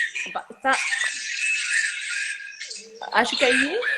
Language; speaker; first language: Portuguese; non-native, fluent; Spanish